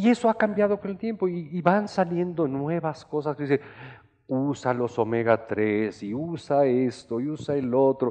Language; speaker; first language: Spanish; native; Spanish